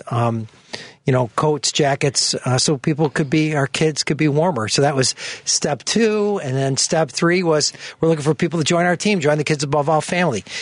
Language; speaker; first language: English; native; English